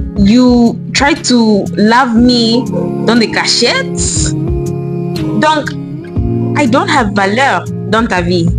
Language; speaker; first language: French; non-native, learner; English